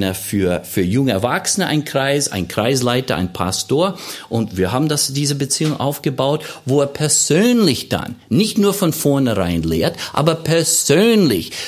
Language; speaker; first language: German; non-native, fluent; English